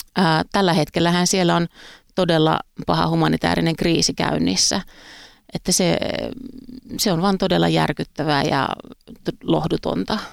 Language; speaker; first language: Finnish; native; Finnish